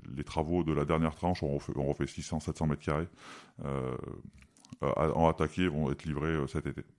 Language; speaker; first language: French; native; French